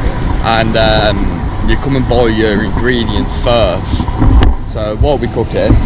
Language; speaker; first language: English; native; English